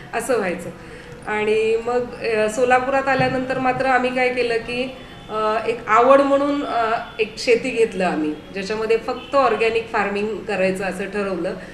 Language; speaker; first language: Marathi; native; Marathi